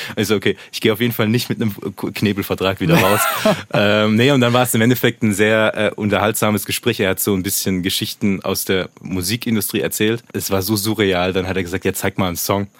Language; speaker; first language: German; native; German